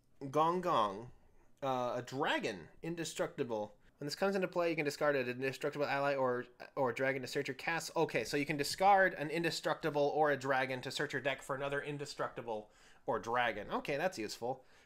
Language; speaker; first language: English; native; English